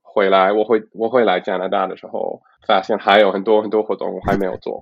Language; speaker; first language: Chinese; non-native, learner; English